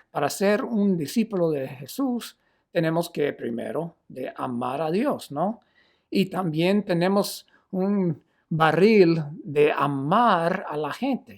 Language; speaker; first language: Spanish; non-native, fluent; English